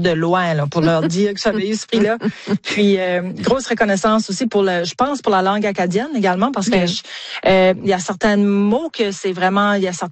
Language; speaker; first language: French; native; French